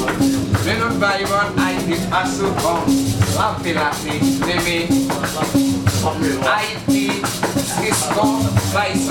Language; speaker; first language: Finnish; non-native, learner; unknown